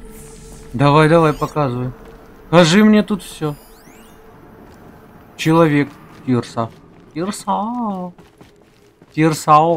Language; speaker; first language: Russian; native; Russian